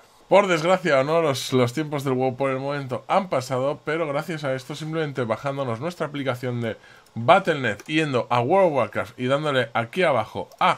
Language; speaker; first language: Spanish; native; Spanish